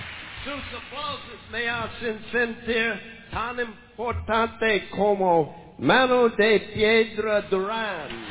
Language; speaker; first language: Spanish; non-native, learner; English